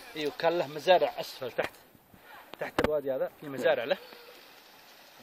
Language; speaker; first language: Arabic; native; Arabic